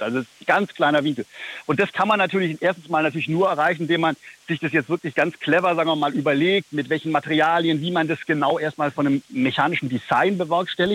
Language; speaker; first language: German; native; German